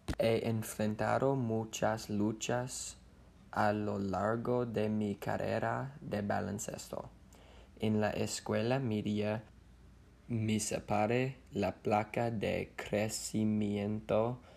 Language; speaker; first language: Spanish; non-native, learner; English